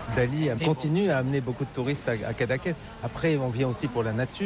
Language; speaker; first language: French; native; French